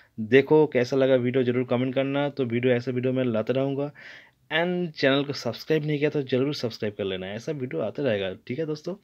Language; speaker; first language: Hindi; non-native, local second language; Bangla